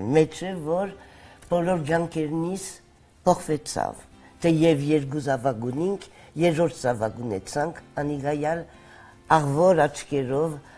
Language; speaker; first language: Armenian; early bilingual, heritage; Armenian